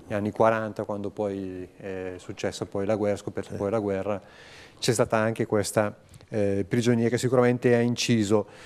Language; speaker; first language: Italian; native; Italian